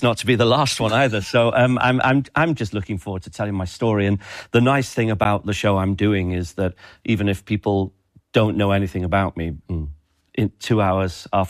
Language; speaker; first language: English; native; English